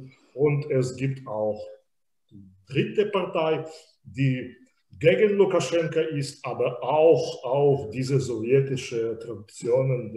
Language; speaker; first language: German; non-native, fluent; Belarusian